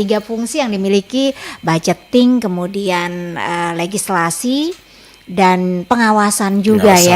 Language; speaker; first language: Indonesian; native; Indonesian